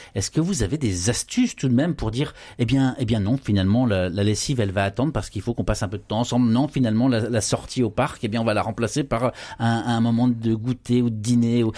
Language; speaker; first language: French; native; French